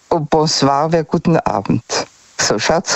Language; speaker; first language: German; native; German